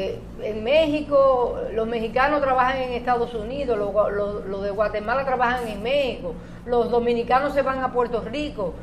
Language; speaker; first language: Spanish; native; Spanish